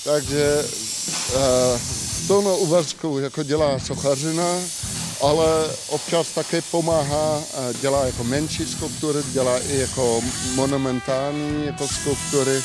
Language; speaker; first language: Czech; non-native, fluent; Dutch